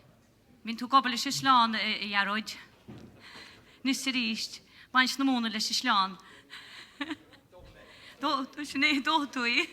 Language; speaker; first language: Irish; native; Irish